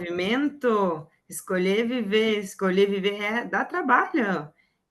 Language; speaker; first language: Portuguese; native; Portuguese